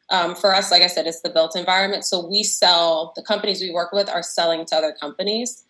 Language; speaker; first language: English; native; English